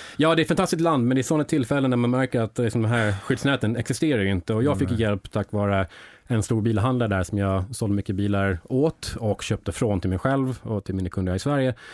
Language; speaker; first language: Swedish; early bilingual, heritage; English